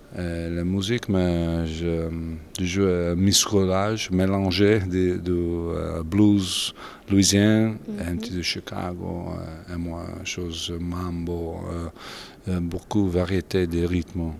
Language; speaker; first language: French; non-native, learner; English